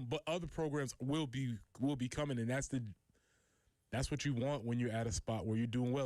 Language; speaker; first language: English; native; English